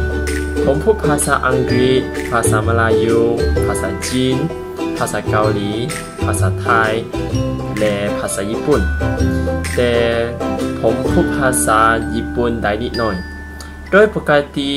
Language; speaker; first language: Thai; non-native, learner; Chinese